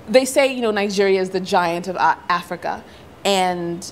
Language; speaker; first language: English; native; English